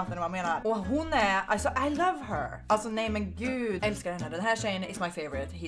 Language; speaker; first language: Swedish; native; Swedish